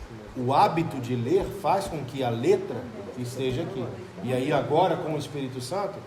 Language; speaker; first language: Portuguese; native; Portuguese